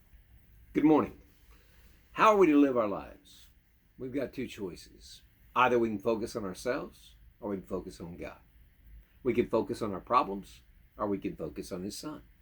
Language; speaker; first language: English; native; English